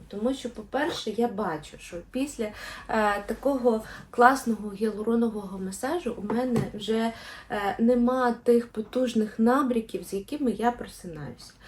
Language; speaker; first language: Ukrainian; non-native, local second language; Russian